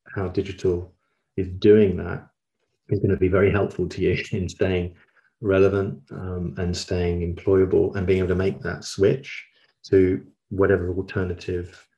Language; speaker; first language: English; native; English